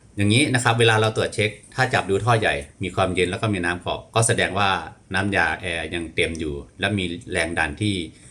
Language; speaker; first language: Thai; native; Thai